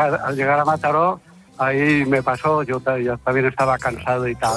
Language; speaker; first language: Spanish; native; Spanish